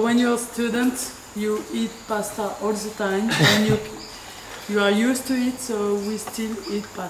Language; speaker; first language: English; non-native, fluent; French